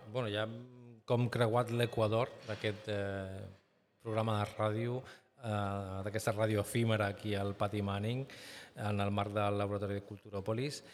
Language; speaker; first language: Catalan; native; Catalan